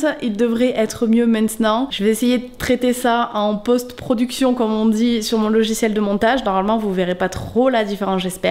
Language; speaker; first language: French; native; French